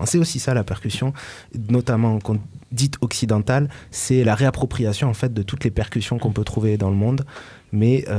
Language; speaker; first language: French; native; French